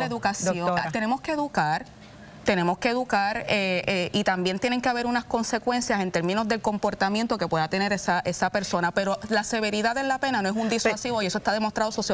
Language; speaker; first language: Spanish; native; Spanish